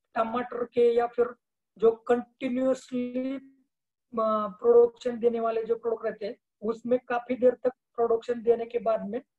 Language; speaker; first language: Hindi; non-native, local second language; Marathi